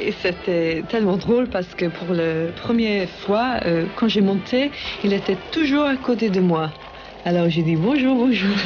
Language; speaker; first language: French; non-native, learner; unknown